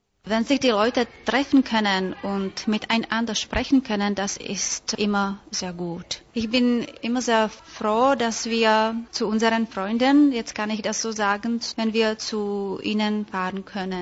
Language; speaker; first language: German; non-native, fluent; Czech